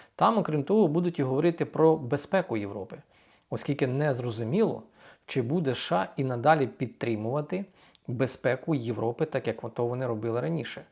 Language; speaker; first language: Ukrainian; native; Ukrainian